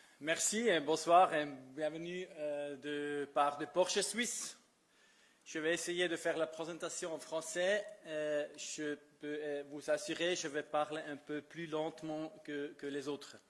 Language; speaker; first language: French; non-native, fluent; Italian